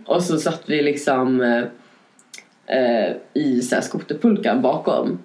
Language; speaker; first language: Swedish; native; Swedish